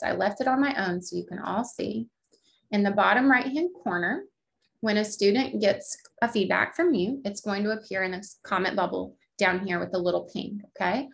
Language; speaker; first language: English; native; English